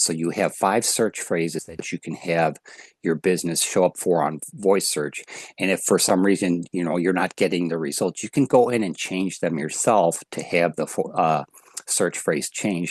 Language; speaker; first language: English; native; English